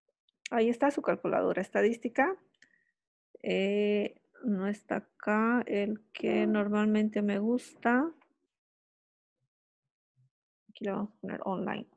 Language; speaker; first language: Spanish; native; Spanish